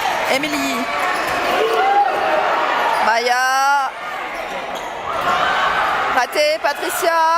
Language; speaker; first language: French; native; French